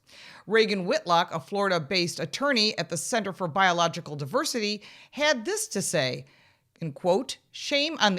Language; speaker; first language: English; native; English